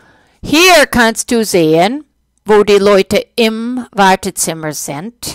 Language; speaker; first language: German; non-native, fluent; English